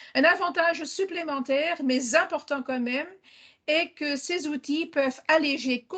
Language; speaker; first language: French; non-native, local second language; Dutch